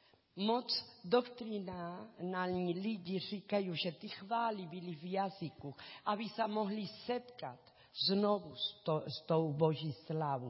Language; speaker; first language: Czech; non-native, learner; Spanish